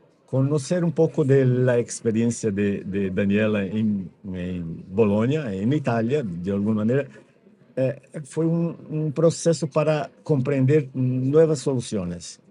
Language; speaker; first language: Spanish; non-native, fluent; Portuguese